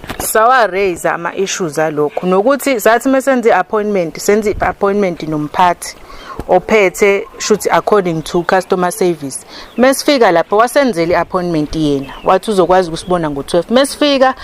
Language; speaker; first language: Zulu; native; Zulu